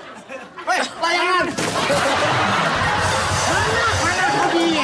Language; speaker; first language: Indonesian; native; Indonesian